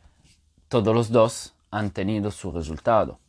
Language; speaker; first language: Spanish; non-native, fluent; Italian